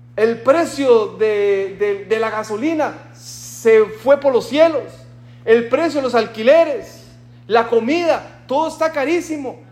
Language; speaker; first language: Spanish; native; Spanish